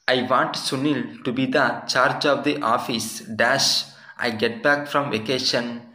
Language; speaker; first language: English; non-native, local second language; Telugu